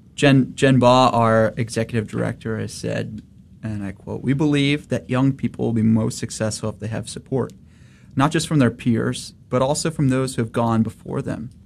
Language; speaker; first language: English; native; English